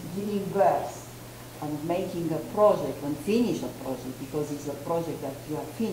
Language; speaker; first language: English; non-native, fluent; Romanian